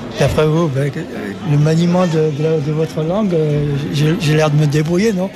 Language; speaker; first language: French; early bilingual, other home language; Tibetan